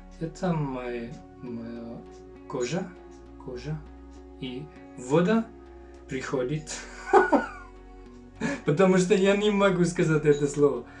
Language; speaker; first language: Russian; non-native, learner; Finnish